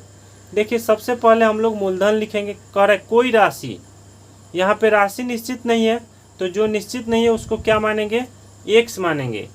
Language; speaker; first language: Hindi; native; Hindi